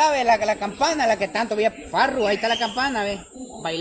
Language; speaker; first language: Spanish; native; Spanish